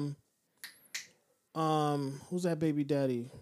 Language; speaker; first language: English; non-native, fluent; French